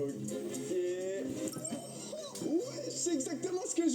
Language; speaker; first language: French; native; French